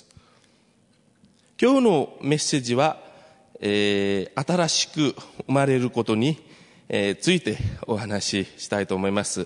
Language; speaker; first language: Japanese; non-native, fluent; Nepali